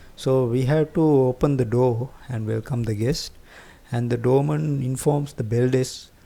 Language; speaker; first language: English; non-native, local second language; Sinhala